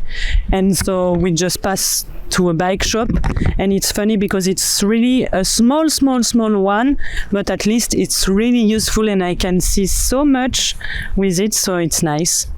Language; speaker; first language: English; non-native, fluent; French